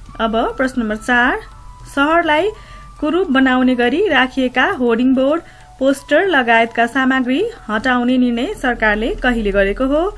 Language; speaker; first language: Nepali; native; Nepali